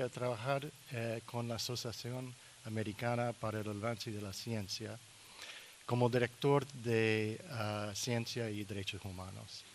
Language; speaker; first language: Spanish; non-native, learner; English